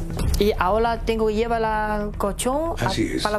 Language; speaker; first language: Spanish; non-native, learner; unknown